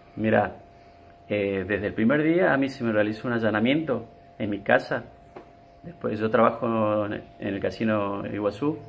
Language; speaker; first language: Spanish; native; Spanish